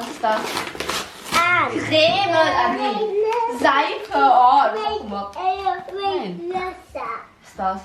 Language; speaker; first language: German; early bilingual, other home language; Filipino